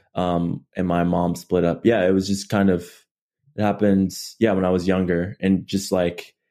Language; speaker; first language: English; native; English